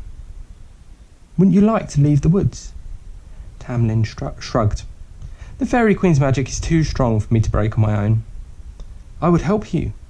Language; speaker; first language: English; native; English